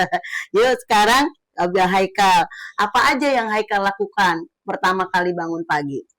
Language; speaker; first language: Indonesian; native; Indonesian